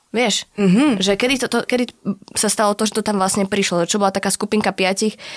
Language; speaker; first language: Slovak; native; Slovak